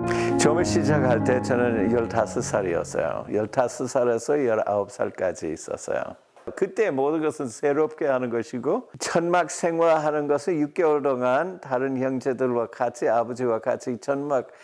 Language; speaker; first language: Korean; non-native, fluent; English